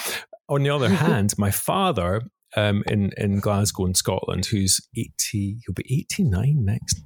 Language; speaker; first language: English; native; English